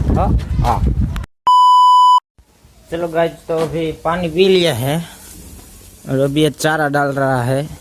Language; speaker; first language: Hindi; non-native, local second language; Gujarati